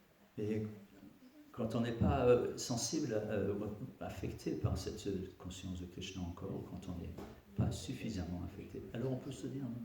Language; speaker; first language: French; native; French